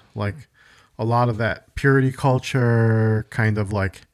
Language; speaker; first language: English; early bilingual, other home language; Korean